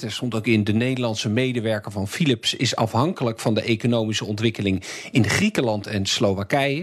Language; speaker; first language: Dutch; native; Dutch